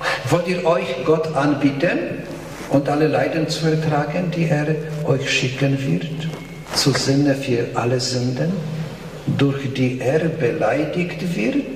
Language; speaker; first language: German; non-native, fluent; Polish